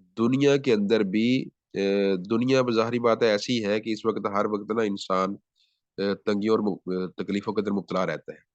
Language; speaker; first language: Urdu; non-native, local second language; Punjabi